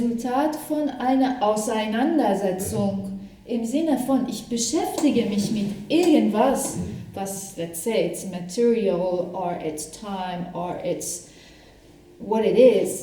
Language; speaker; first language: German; non-native, fluent; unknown